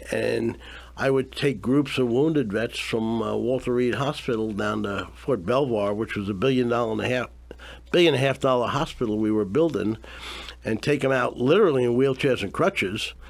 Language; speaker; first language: English; native; English